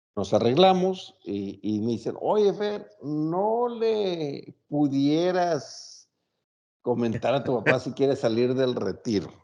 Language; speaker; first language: Spanish; native; Spanish